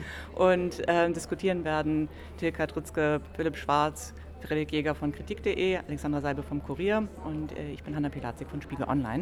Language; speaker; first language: German; native; German